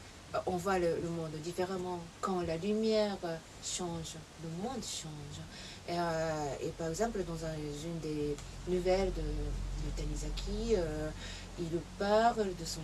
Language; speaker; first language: French; non-native, fluent; Japanese